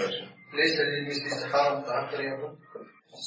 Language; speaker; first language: Arabic; non-native, learner; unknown